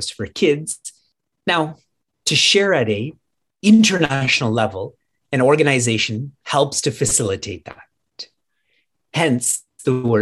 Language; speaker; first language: English; native; English